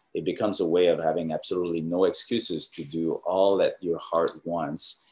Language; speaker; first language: English; native; English